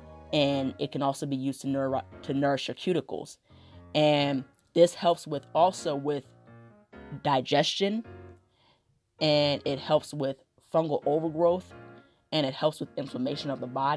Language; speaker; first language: English; native; English